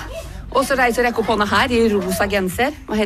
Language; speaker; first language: Norwegian; native; Norwegian